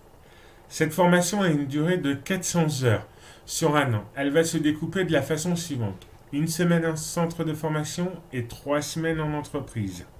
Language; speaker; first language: French; native; French